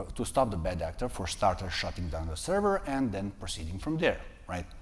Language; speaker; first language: English; non-native, fluent; Serbian